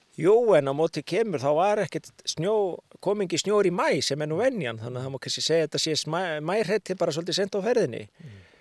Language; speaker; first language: Icelandic; native; Icelandic